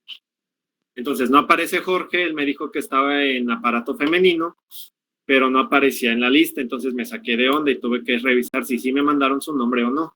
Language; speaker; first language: Spanish; native; Spanish